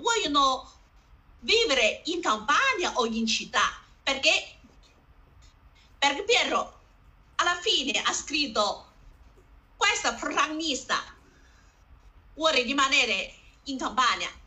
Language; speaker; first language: Italian; non-native, learner; Chinese